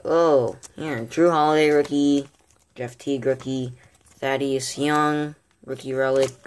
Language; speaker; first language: English; native; English